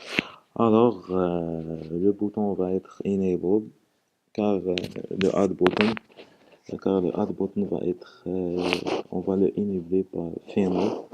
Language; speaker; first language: French; non-native, local second language; Arabic